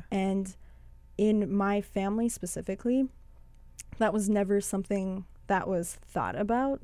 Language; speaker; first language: English; early bilingual, other home language; Persian